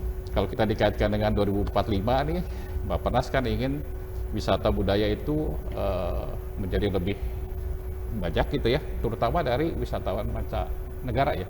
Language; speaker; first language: Indonesian; native; Indonesian